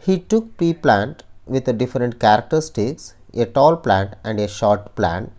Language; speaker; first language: English; non-native, local second language; Telugu